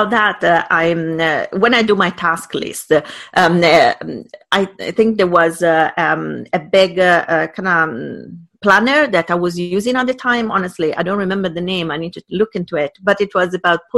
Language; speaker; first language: English; non-native, fluent; Italian